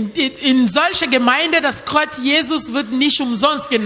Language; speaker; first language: German; non-native, learner; French